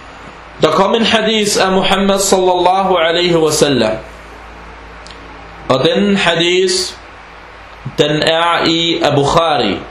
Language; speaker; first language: Danish; early bilingual, other home language; Arabic